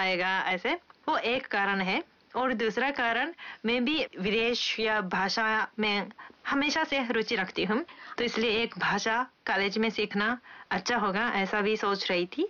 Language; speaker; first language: Hindi; non-native, fluent; Japanese